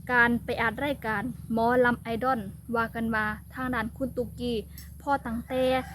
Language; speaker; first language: Thai; native; Thai